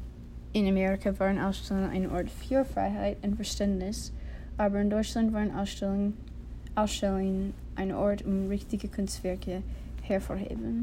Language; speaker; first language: German; non-native, learner; English